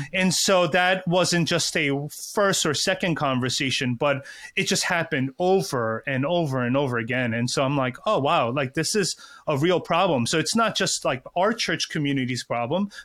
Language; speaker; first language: English; early bilingual, other home language; Korean